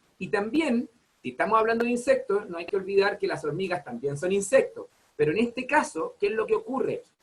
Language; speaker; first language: Spanish; native; Spanish